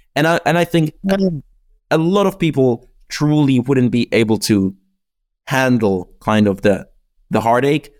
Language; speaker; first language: English; non-native, fluent; Czech